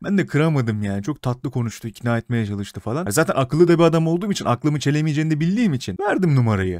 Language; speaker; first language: Turkish; native; Turkish